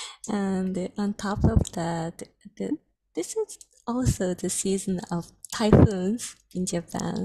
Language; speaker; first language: English; non-native, fluent; Japanese